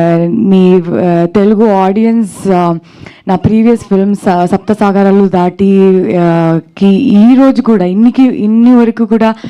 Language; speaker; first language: Telugu; non-native, learner; Kannada